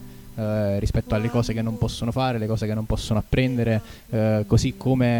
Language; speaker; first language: Italian; native; Italian